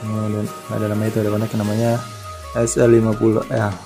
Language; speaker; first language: Indonesian; native; Indonesian